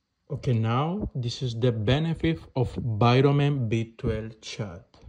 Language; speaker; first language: English; non-native, learner; Spanish